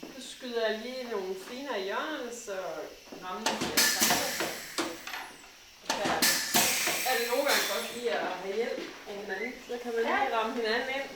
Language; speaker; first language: Danish; native; Danish